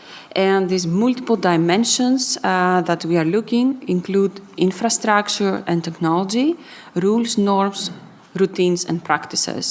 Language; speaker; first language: English; non-native, fluent; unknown